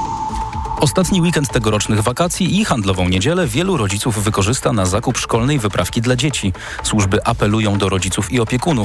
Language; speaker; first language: Polish; native; Polish